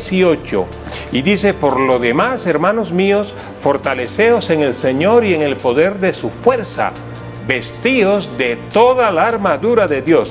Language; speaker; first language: Spanish; native; Spanish